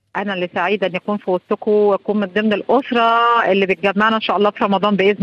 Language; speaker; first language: Arabic; native; Arabic